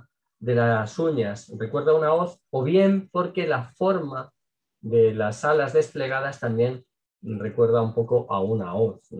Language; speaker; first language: Spanish; native; Spanish